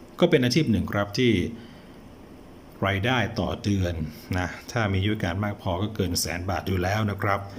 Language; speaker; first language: Thai; native; Thai